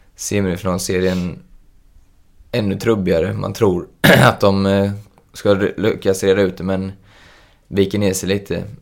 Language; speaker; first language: Swedish; native; Swedish